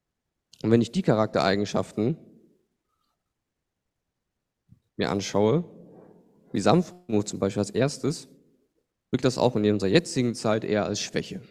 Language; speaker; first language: German; native; German